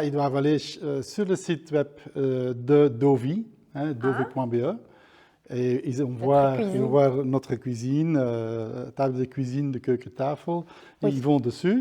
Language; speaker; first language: French; non-native, local second language; Dutch